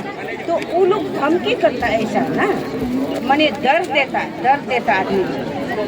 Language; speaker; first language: Hindi; non-native, local second language; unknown